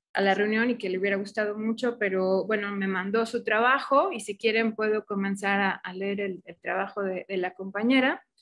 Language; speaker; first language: Spanish; native; Spanish